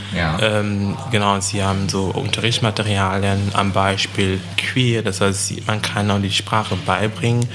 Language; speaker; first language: German; non-native, fluent; French